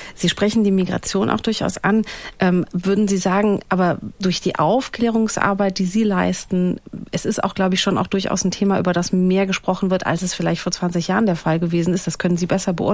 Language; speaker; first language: German; native; German